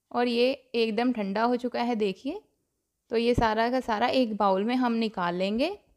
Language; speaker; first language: Hindi; non-native, local second language; Punjabi